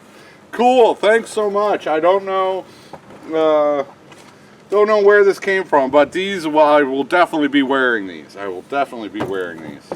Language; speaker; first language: English; native; English